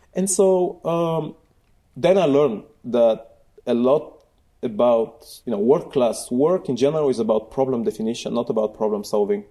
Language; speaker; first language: English; non-native, fluent; Bulgarian